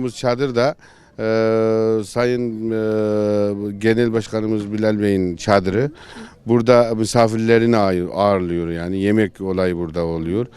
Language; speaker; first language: Turkish; non-native, local second language; Kyrgyz